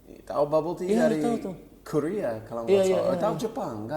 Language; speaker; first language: Indonesian; non-native, fluent; English